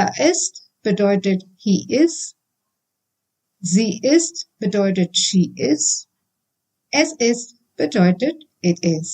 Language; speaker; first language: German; non-native, fluent; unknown